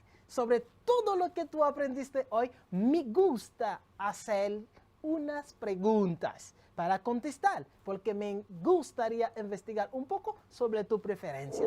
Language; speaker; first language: Spanish; non-native, local second language; French